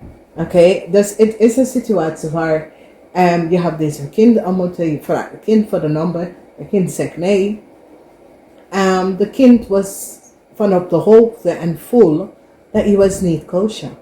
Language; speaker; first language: Dutch; non-native, fluent; English